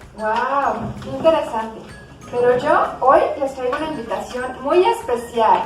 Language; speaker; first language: Spanish; native; Spanish